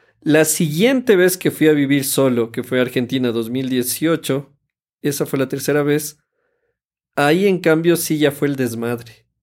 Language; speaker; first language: Spanish; native; Spanish